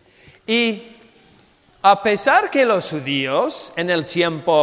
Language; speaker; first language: Spanish; non-native, fluent; English